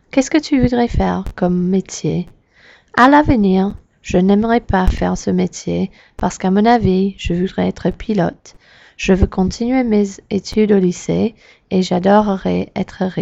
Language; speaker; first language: French; non-native, learner; English